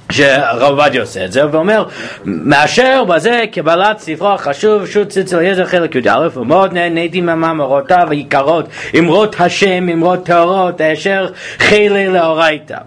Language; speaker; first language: Hebrew; non-native, fluent; English